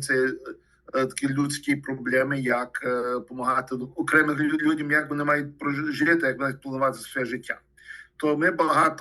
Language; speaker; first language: Ukrainian; early bilingual, heritage; Ukrainian